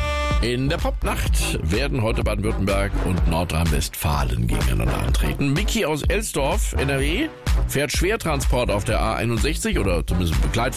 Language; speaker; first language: German; native; German